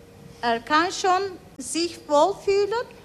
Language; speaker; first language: German; non-native, learner; Turkish